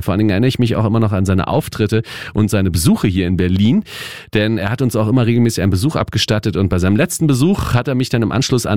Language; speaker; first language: German; native; German